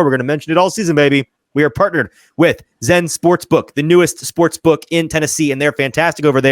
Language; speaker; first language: English; native; English